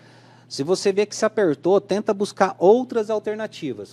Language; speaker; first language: Portuguese; native; Portuguese